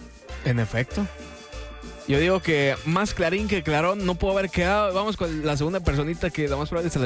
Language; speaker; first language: Spanish; native; Spanish